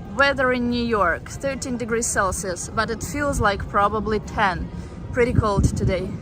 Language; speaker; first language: English; non-native, fluent; Russian